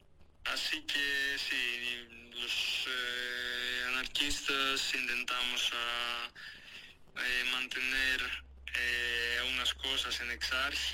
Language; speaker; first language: Spanish; non-native, fluent; Greek